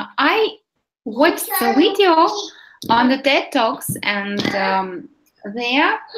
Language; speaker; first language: English; non-native, fluent; Russian